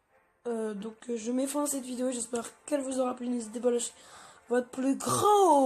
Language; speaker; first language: French; native; French